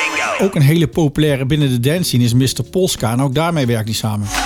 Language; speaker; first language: Dutch; native; Dutch